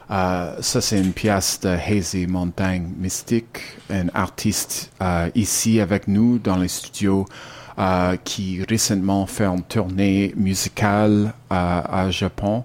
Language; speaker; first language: French; non-native, learner; English